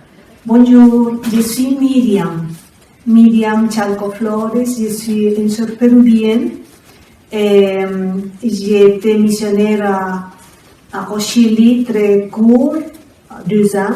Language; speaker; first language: French; non-native, fluent; Spanish